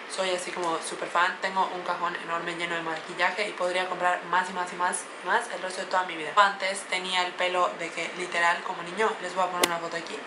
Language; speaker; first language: Spanish; native; Spanish